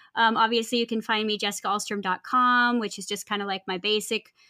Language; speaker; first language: English; native; English